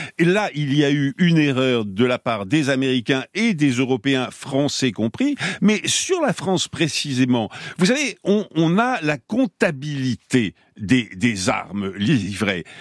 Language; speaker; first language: French; native; French